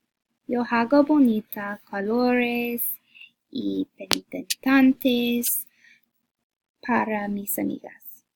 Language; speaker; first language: Spanish; non-native, learner; English